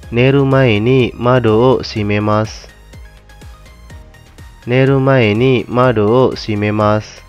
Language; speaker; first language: Japanese; non-native, fluent; Indonesian